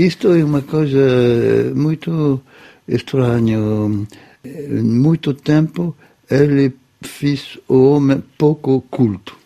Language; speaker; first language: Portuguese; non-native, fluent; French